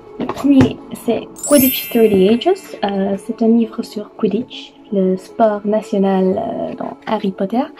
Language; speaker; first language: French; non-native, learner; Dutch